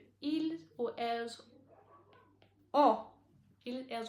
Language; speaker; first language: French; non-native, learner; English